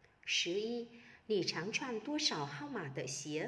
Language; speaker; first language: Chinese; non-native, fluent; Vietnamese